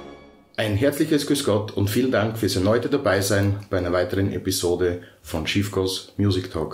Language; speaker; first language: German; native; German